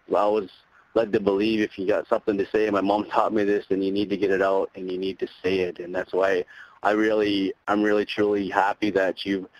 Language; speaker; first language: English; native; English